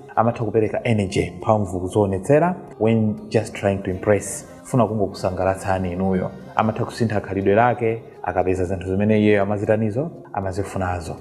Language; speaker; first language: Nyanja; native; Nyanja